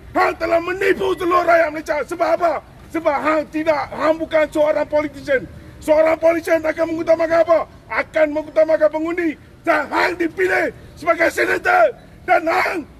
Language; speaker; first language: Malay; native; Malay